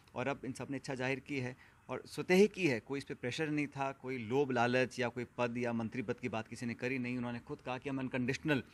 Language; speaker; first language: Hindi; native; Hindi